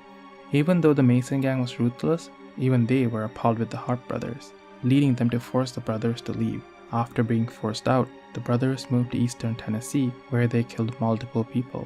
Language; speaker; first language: English; native; English